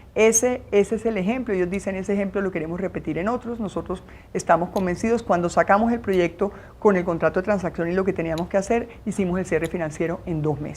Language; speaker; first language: Spanish; native; Spanish